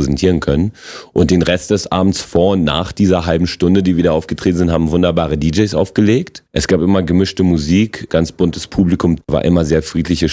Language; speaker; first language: German; non-native, local second language; Polish